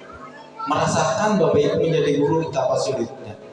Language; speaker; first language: Indonesian; non-native, local second language; Banjar